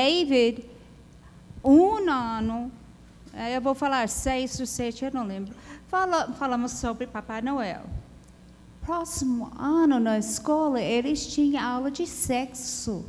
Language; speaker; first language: Portuguese; non-native, learner; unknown